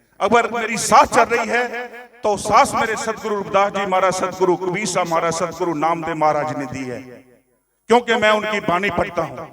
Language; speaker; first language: Hindi; non-native, local second language; Punjabi